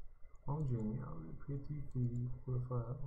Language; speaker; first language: French; non-native, learner; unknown